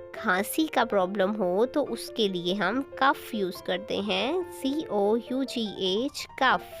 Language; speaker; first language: Urdu; native; Urdu